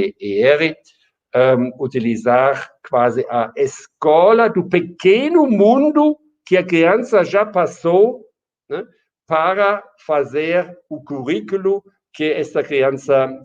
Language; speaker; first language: Portuguese; non-native, fluent; German